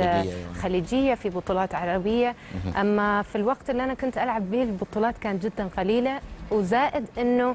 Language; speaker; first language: Arabic; native; Arabic